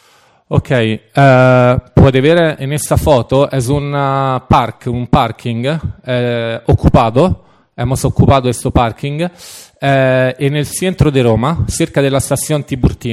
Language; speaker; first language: Spanish; non-native, fluent; Italian